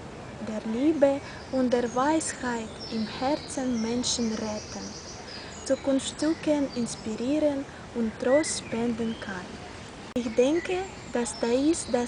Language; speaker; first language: German; non-native, fluent; Russian